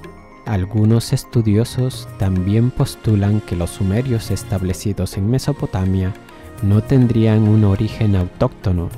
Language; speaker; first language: Spanish; native; Spanish